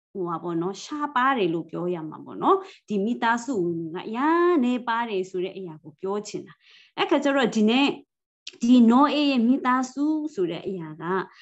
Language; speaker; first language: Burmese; non-native, local second language; Kachin